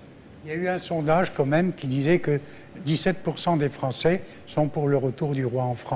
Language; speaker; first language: French; native; French